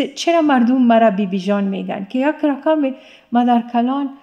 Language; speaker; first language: Persian; non-native, fluent; Arabic